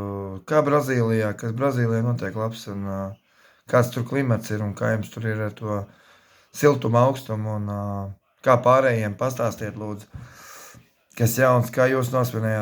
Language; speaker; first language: Latvian; native; Latvian